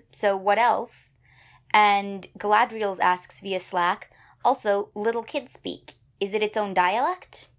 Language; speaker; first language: English; native; English